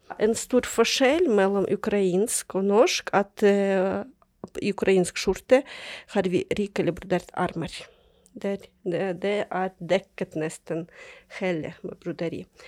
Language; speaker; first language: Norwegian; non-native, fluent; Ukrainian